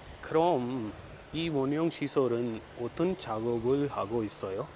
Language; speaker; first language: Korean; non-native, learner; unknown